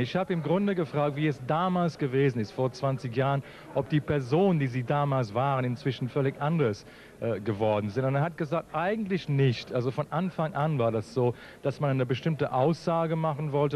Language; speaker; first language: German; native; German